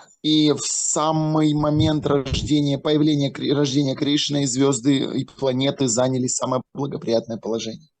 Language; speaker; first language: Russian; native; Russian